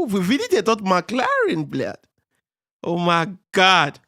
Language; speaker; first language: Russian; non-native, learner; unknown